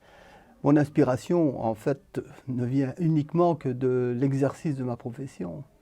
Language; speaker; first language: French; native; French